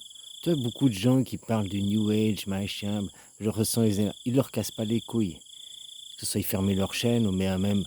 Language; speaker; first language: French; native; French